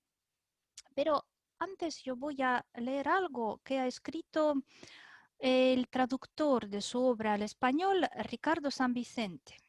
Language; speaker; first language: Spanish; non-native, fluent; Russian